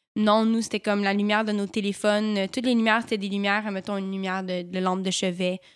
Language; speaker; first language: French; native; French